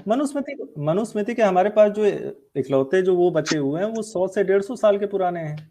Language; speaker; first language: Hindi; native; Hindi